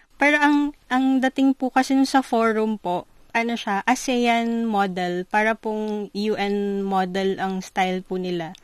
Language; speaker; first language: Filipino; native; Filipino